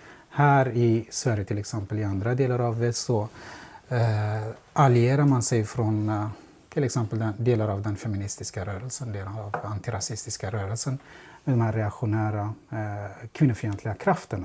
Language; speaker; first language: Swedish; non-native, fluent; Central Kurdish